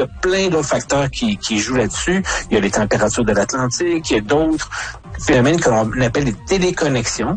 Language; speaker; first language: French; native; French